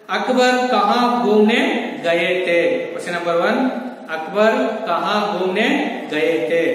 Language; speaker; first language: Hindi; non-native, local second language; Kannada